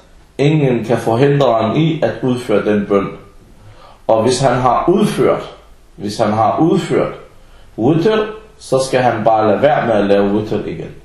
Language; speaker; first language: Danish; early bilingual, other home language; Arabic